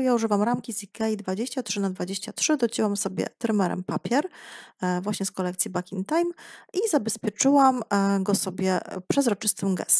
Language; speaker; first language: Polish; native; Polish